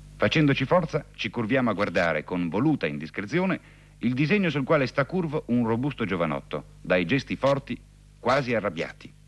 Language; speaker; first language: Italian; native; Italian